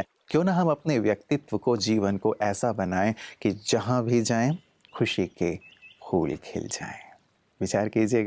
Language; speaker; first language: Hindi; native; Hindi